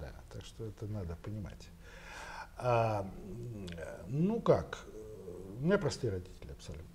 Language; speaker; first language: Russian; native; Russian